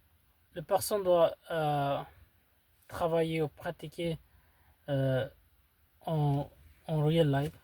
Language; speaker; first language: French; non-native, learner; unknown